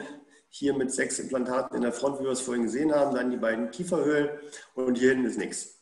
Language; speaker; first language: German; native; German